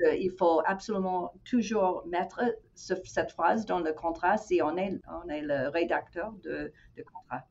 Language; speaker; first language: French; non-native, fluent; English